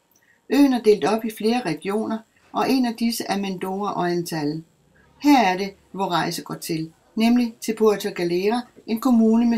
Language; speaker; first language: Danish; native; Danish